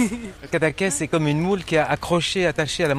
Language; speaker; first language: French; native; French